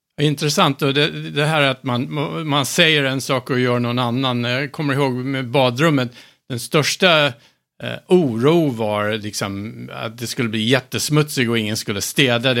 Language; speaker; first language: Swedish; non-native, fluent; English